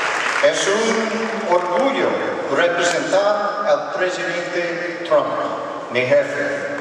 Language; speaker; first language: Spanish; non-native, learner; English